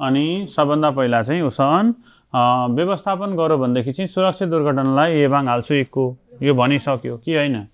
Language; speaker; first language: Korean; non-native, fluent; Nepali